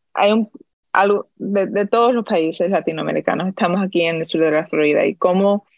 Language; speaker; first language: Spanish; early bilingual, heritage; Spanish